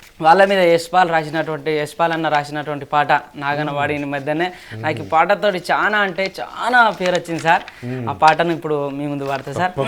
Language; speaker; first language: Telugu; non-native, local second language; Lambadi